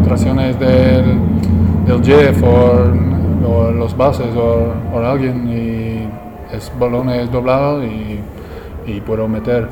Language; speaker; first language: Spanish; non-native, learner; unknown